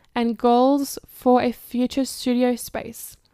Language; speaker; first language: English; early bilingual, other home language; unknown